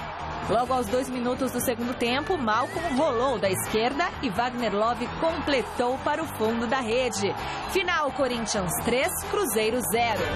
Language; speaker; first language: Portuguese; native; Portuguese